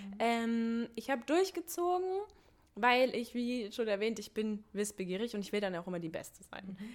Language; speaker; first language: German; early bilingual, other home language; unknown